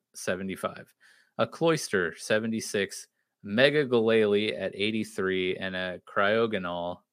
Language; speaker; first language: English; native; English